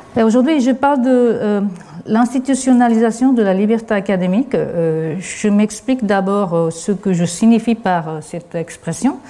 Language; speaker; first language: French; non-native, fluent; Japanese